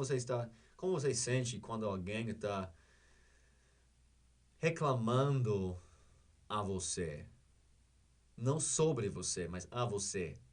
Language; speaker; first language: Portuguese; non-native, learner; English